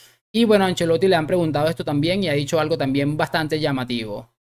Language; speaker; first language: Spanish; native; Spanish